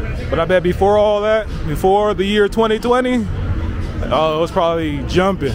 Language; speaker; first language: English; native; English